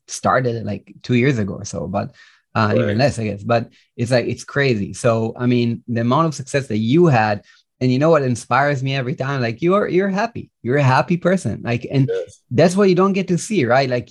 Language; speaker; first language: English; non-native, fluent; Hebrew